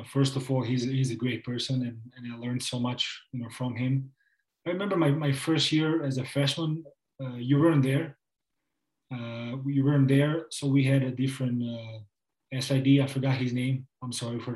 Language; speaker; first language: English; non-native, fluent; Serbian